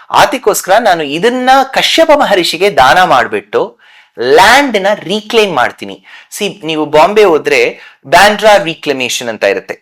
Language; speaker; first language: Kannada; non-native, local second language; Tamil